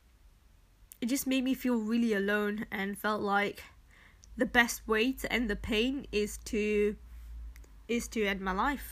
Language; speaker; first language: English; native; English